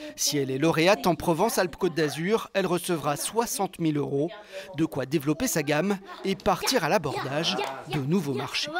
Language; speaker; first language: French; native; French